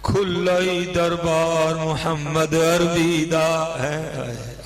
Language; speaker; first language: Urdu; non-native, local second language; Punjabi